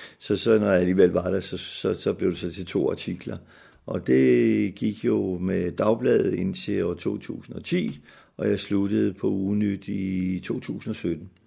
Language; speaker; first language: Danish; native; Danish